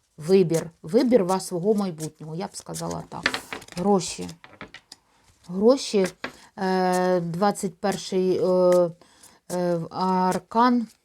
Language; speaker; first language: Ukrainian; non-native, local second language; Russian